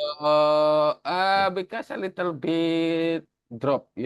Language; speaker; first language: English; non-native, fluent; Indonesian